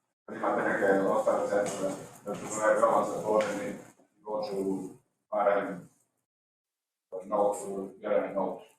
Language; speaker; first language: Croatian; non-native, learner; Slovenian